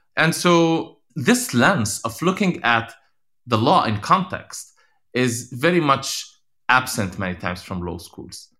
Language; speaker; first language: English; non-native, fluent; Arabic